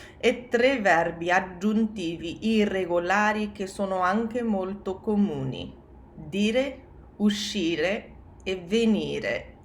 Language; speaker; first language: Italian; non-native, fluent; English